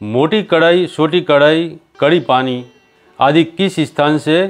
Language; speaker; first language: Hindi; native; Hindi